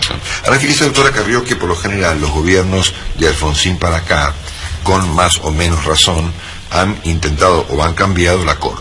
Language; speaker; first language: Spanish; native; Spanish